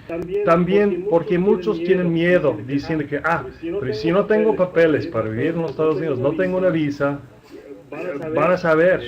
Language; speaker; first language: Spanish; non-native, fluent; English